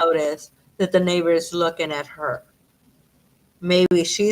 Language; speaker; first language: English; native; English